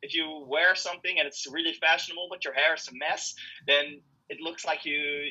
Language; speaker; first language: English; non-native, fluent; Dutch